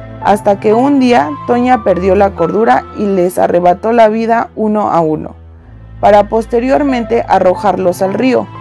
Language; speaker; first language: Spanish; native; Spanish